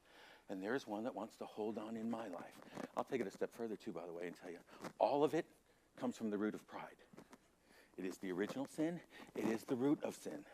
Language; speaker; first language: English; native; English